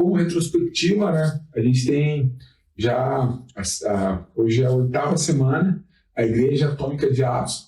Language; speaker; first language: Portuguese; native; Portuguese